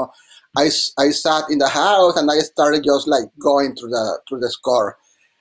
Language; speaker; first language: English; non-native, fluent; Spanish